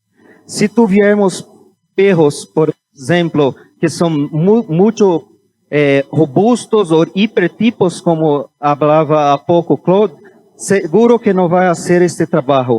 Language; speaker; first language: Spanish; non-native, fluent; Portuguese